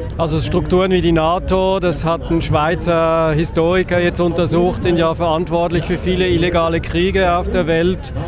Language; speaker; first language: German; native; German